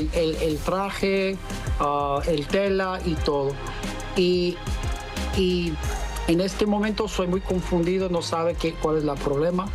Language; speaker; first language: Spanish; non-native, learner; English